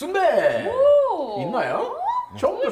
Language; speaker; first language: Korean; non-native, learner; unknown